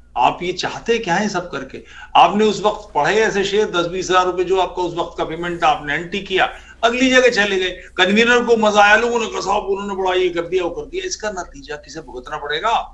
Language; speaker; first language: Urdu; native; Urdu